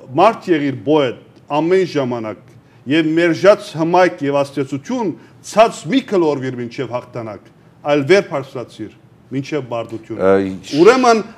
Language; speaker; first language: Armenian; early bilingual, heritage; Armenian